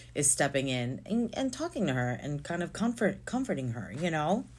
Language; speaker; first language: English; non-native, local second language; Filipino